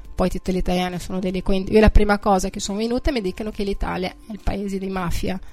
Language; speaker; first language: Italian; non-native, fluent; Arabic